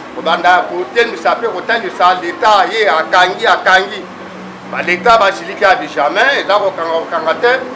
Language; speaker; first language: Lingala; non-native, local second language; Kongo